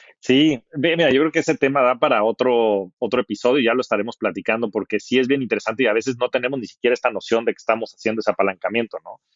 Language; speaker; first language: Spanish; native; Spanish